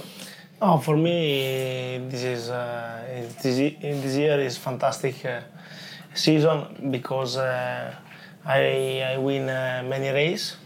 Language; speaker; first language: English; non-native, learner; Italian